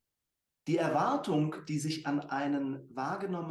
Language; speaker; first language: German; native; German